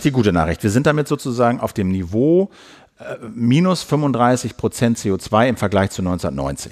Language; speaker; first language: German; native; German